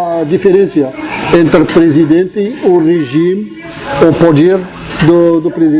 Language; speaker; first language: Portuguese; non-native, fluent; Arabic